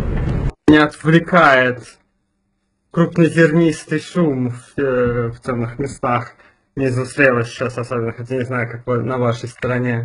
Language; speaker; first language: Russian; native; Russian